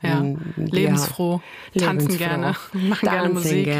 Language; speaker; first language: German; native; German